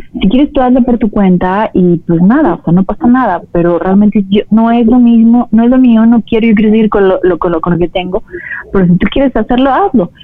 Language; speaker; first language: Spanish; native; Spanish